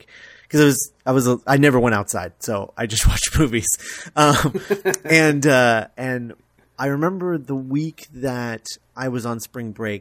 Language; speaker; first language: English; native; English